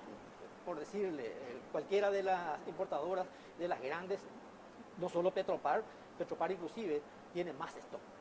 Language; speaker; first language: Spanish; native; Spanish